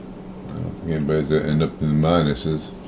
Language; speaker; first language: English; native; English